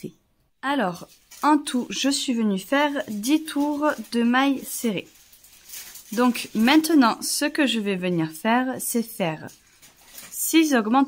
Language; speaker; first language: French; native; French